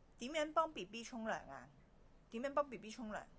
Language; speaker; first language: Cantonese; native; Cantonese